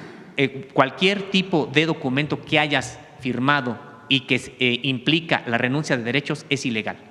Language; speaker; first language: Spanish; native; Spanish